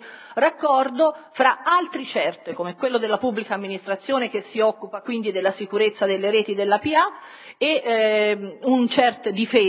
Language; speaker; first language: Italian; native; Italian